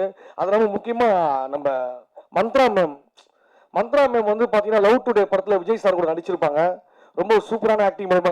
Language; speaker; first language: Tamil; native; Tamil